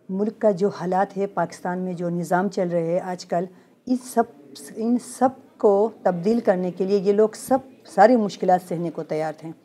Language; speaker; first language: Urdu; non-native, local second language; Khowar